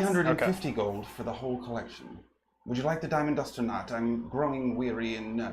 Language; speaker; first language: English; native; English